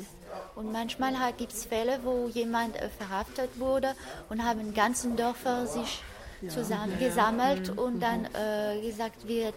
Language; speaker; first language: German; non-native, fluent; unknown